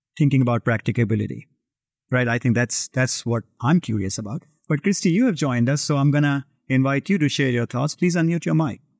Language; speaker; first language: English; non-native, local second language; Hindi